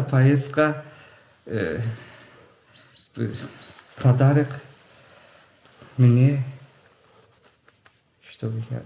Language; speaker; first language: Russian; non-native, local second language; Azerbaijani